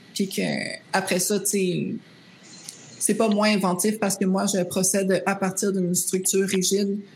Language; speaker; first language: French; native; French